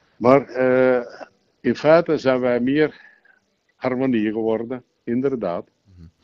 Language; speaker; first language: Dutch; native; Dutch